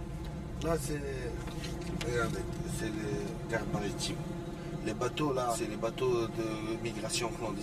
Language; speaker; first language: French; non-native, local second language; Arabic